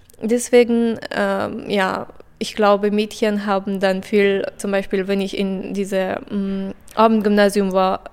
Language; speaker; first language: German; non-native, fluent; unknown